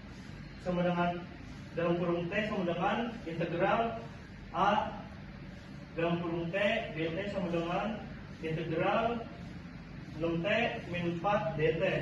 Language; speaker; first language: Indonesian; native; Indonesian